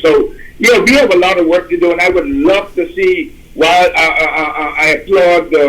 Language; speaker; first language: English; native; English